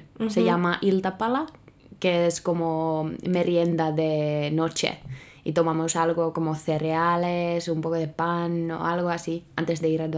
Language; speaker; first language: Spanish; non-native, fluent; Finnish